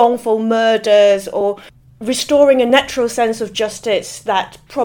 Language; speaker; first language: English; non-native, local second language; Cantonese